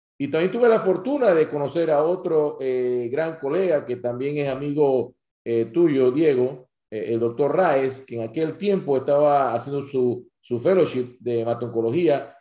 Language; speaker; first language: Spanish; native; Spanish